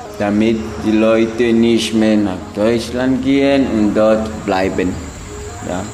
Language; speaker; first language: German; non-native, learner; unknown